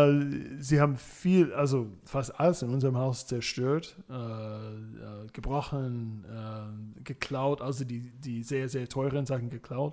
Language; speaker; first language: German; non-native, fluent; English